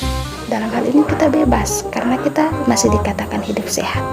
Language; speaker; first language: Indonesian; native; Indonesian